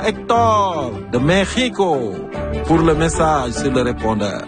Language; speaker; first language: French; native; French